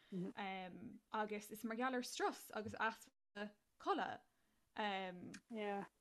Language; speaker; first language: Irish; native; Irish